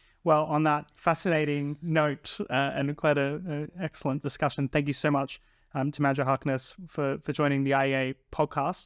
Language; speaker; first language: English; native; English